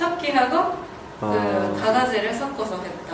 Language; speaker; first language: Korean; non-native, fluent; Japanese